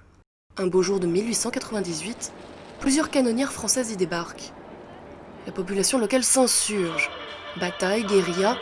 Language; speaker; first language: French; native; French